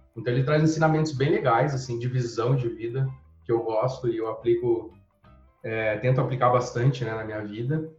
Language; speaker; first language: Portuguese; native; Portuguese